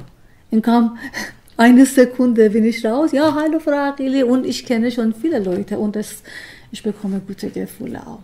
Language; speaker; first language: German; non-native, learner; Persian